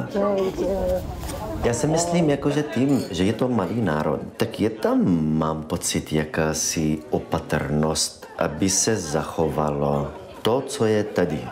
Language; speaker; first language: Czech; non-native, fluent; Hebrew